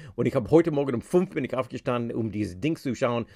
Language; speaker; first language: German; non-native, fluent; English